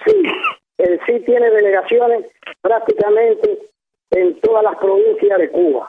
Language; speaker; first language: Spanish; native; Spanish